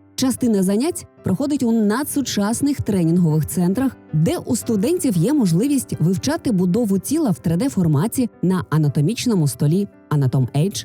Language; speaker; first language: Ukrainian; native; Ukrainian